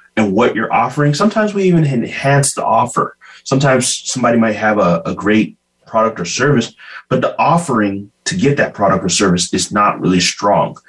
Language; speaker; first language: English; native; English